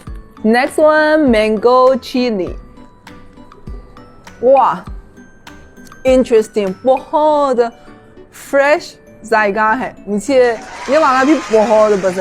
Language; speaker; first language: Hindi; non-native, learner; Chinese